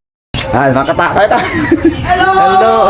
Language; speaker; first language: Filipino; native; Filipino